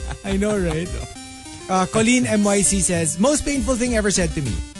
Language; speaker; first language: English; non-native, local second language; Filipino